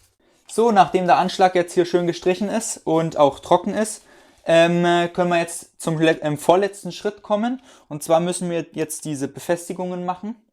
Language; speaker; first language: German; native; German